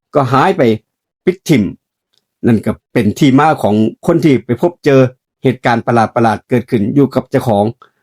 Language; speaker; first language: Lao; native; Lao